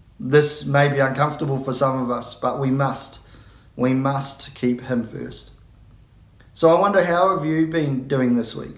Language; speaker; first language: English; native; English